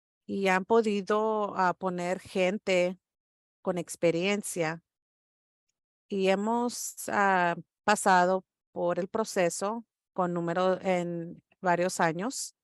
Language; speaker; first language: Spanish; early bilingual, heritage; English